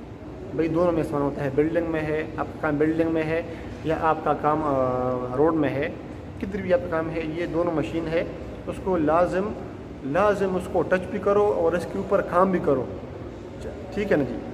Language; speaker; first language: Hindi; non-native, local second language; Pashto